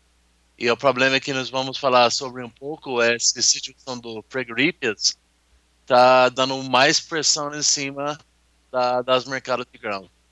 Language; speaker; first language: Portuguese; non-native, learner; English